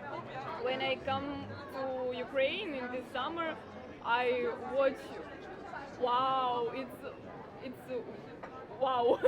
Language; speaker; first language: English; non-native, learner; Ukrainian